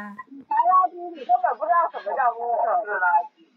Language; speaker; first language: Chinese; native; Chinese